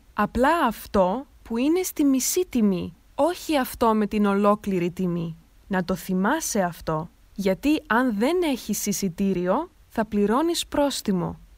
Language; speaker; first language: Greek; native; Greek